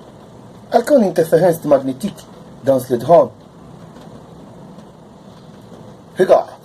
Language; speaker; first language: French; non-native, learner; Portuguese